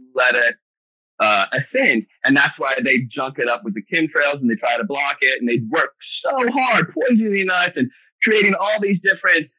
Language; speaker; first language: English; native; English